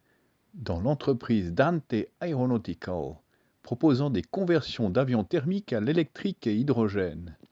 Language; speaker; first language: French; native; French